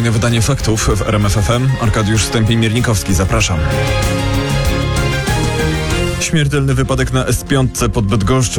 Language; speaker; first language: Polish; native; Polish